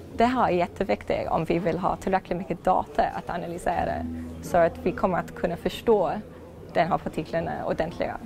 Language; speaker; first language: Swedish; non-native, fluent; English